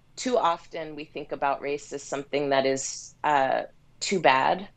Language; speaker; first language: English; native; English